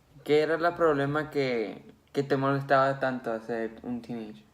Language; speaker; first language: Spanish; early bilingual, heritage; Spanish